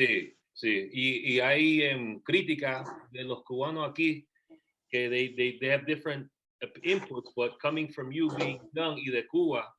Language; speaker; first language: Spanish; early bilingual, heritage; Spanish